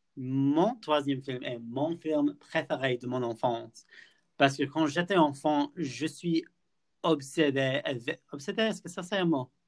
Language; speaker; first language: French; non-native, fluent; English